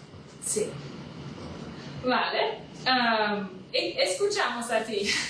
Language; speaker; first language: Spanish; non-native, learner; German